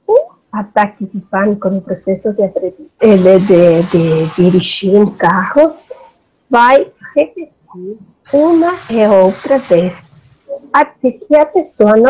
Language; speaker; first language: Portuguese; non-native, learner; Spanish